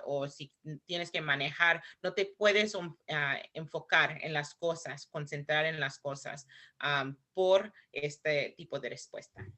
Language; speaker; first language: Spanish; early bilingual, heritage; Spanish